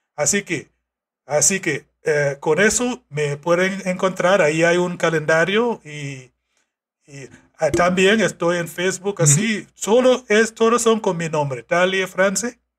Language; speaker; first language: Spanish; non-native, fluent; English